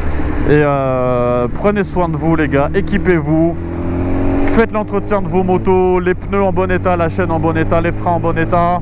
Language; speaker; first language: French; native; French